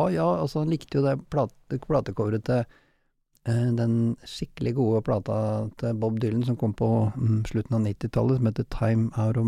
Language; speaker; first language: Norwegian; native; Norwegian